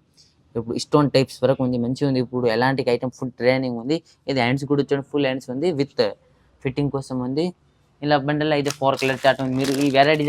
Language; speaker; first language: Telugu; non-native, local second language; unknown